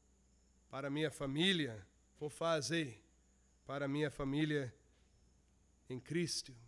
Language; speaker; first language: Portuguese; non-native, fluent; English